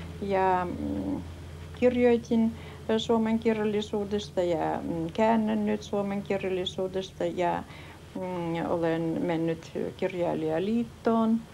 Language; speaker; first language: Finnish; early bilingual, heritage; Finnish